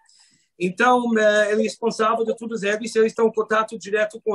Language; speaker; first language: Portuguese; non-native, fluent; Hebrew